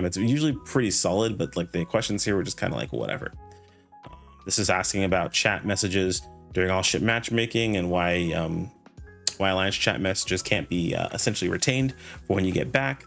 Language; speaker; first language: English; native; English